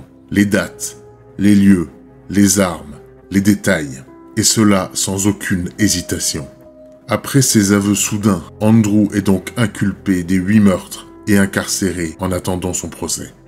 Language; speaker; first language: French; native; French